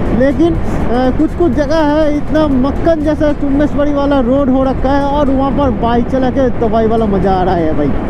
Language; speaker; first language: Hindi; non-native, local second language; Bangla